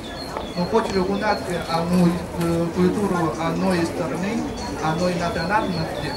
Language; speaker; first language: Russian; non-native, fluent; Chinese